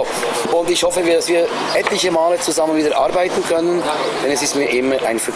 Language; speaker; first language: German; native; German